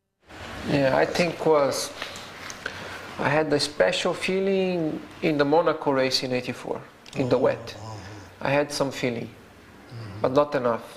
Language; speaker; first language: English; non-native, fluent; Portuguese